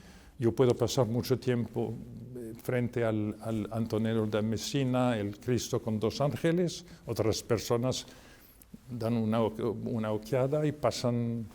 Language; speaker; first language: Spanish; non-native, fluent; French